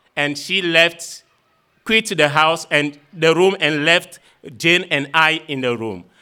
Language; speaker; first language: English; non-native, fluent; Ewe